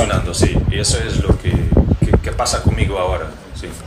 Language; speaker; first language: Spanish; non-native, learner; Portuguese